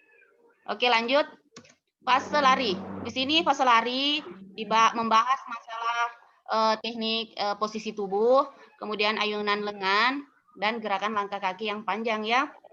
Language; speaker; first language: Indonesian; non-native, local second language; Buginese